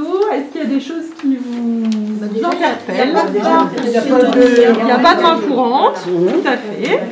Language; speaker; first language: French; native; French